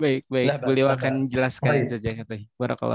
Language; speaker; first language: Arabic; non-native, fluent; Indonesian